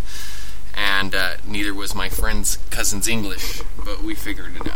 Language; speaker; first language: English; native; English